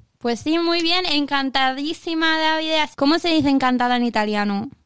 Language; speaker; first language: Spanish; non-native, learner; Chinese